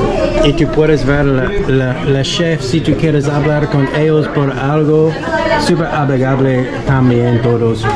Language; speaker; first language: Spanish; non-native, learner; English